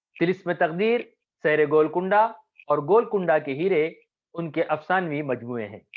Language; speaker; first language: Urdu; native; Urdu